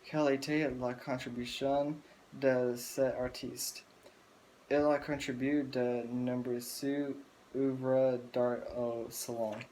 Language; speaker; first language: French; non-native, learner; English